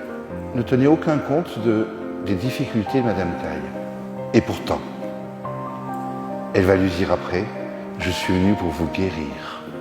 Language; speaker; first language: French; native; French